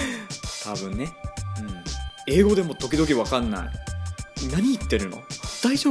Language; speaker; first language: Japanese; non-native, fluent; English